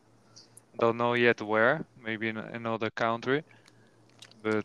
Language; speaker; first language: English; non-native, learner; Dutch